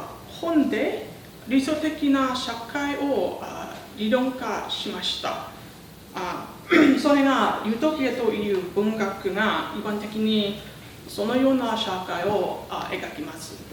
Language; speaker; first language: Japanese; non-native, fluent; English